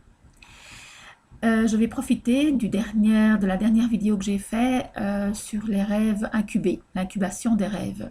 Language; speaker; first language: French; native; French